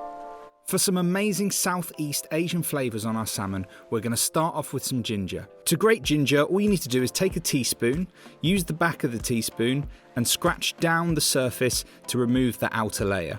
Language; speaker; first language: English; native; English